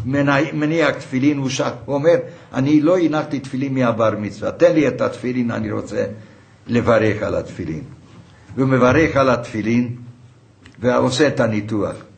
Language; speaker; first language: Hebrew; non-native, fluent; Hungarian